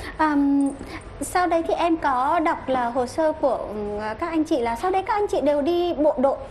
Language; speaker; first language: Vietnamese; native; Vietnamese